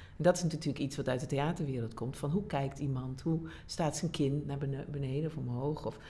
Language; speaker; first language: Dutch; native; Dutch